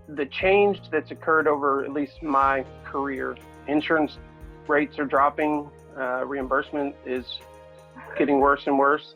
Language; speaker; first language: English; native; English